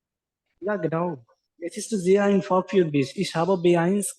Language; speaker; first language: German; non-native, learner; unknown